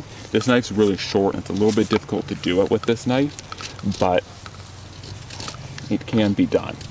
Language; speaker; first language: English; native; English